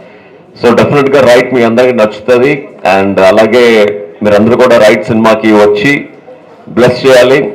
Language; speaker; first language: Telugu; native; Telugu